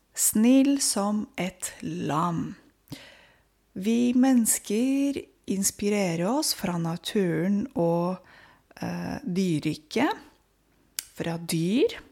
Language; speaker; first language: Norwegian; non-native, fluent; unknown